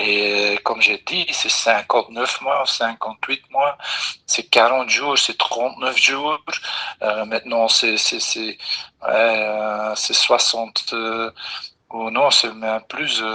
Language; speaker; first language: French; non-native, local second language; Dutch